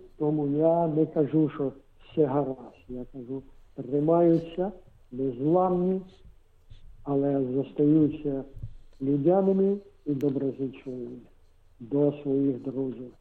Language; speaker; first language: Ukrainian; non-native, local second language; Russian